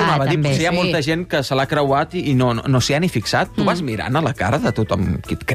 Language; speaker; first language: Catalan; native; Catalan